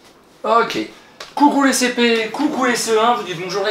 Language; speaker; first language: French; native; French